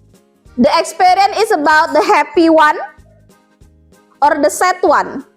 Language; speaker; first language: English; non-native, fluent; Indonesian